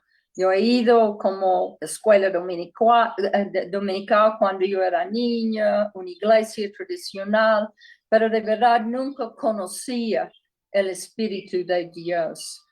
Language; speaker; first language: Spanish; non-native, fluent; English